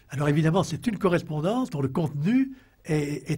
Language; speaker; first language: French; native; French